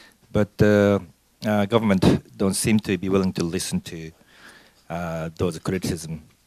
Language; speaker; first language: English; non-native, fluent; Japanese